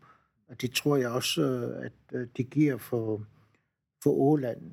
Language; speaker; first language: Danish; non-native, local second language; Kalaallisut